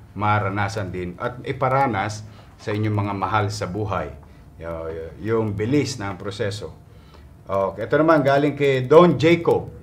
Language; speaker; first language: Filipino; native; Filipino